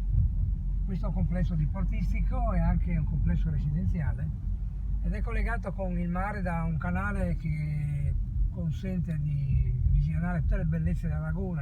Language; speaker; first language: Italian; native; Italian